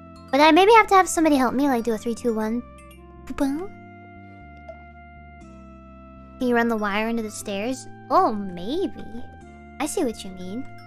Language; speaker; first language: English; native; English